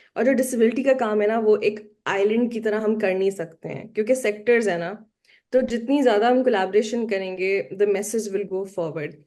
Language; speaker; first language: Urdu; native; Urdu